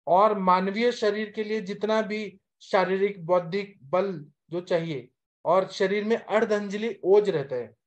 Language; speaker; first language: Hindi; native; Hindi